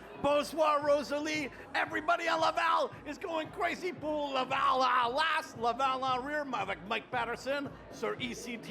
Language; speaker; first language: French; non-native, local second language; English